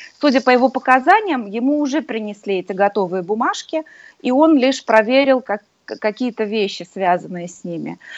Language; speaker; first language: Russian; native; Russian